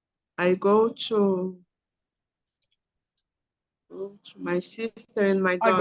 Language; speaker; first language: English; non-native, learner; Portuguese